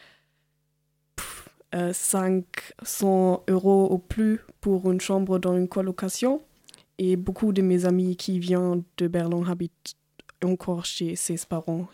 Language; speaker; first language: French; non-native, learner; German